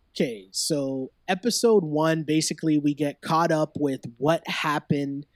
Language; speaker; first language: English; native; English